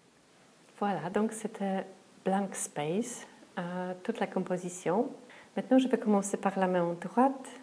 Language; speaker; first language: French; non-native, fluent; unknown